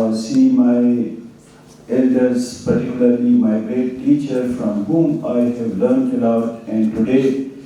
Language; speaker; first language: English; non-native, local second language; Urdu